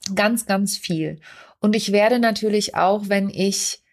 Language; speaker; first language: German; native; German